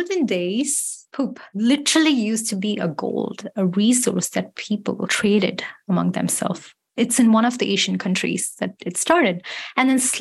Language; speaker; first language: English; non-native, local second language; Tamil